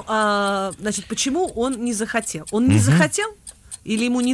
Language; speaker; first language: Russian; native; Russian